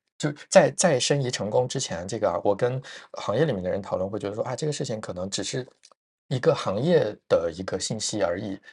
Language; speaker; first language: Chinese; native; Chinese